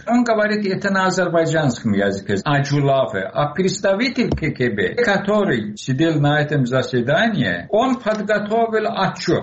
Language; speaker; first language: Russian; non-native, local second language; Azerbaijani